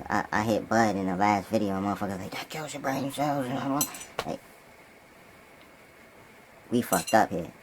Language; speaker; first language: English; native; English